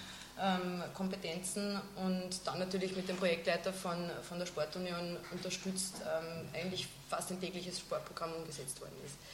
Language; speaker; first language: German; native; German